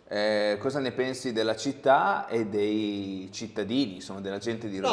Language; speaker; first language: Italian; native; Italian